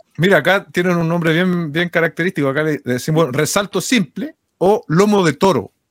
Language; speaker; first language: Spanish; native; Spanish